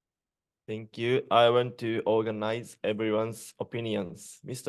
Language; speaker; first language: English; non-native, learner; Japanese